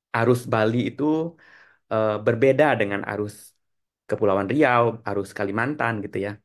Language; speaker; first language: Indonesian; native; Indonesian